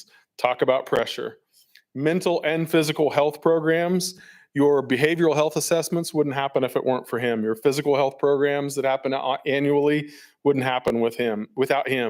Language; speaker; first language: English; native; English